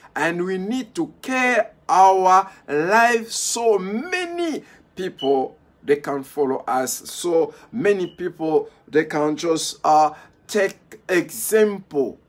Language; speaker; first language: English; non-native, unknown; Lingala